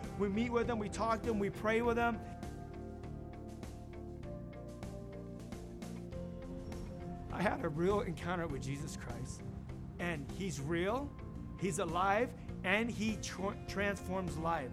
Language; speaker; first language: English; native; English